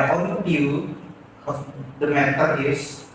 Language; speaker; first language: English; non-native, learner; Indonesian